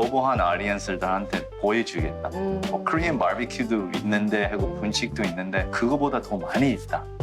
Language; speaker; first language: Korean; early bilingual, heritage; English